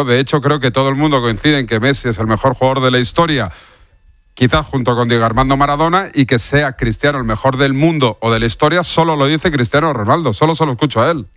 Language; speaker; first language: Spanish; native; Spanish